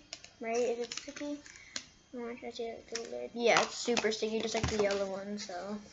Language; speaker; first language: English; native; English